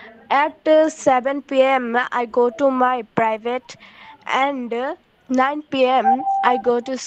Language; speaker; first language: English; non-native, learner; Bangla